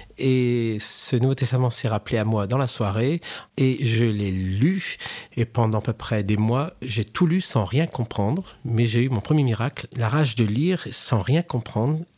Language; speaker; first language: French; native; French